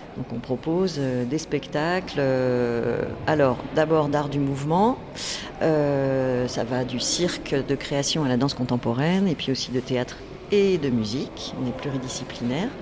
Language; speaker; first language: French; native; French